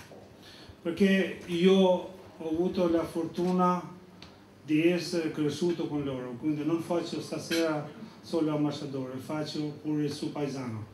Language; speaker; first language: Italian; non-native, fluent; Albanian